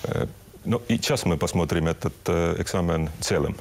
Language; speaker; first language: Russian; non-native, local second language; Estonian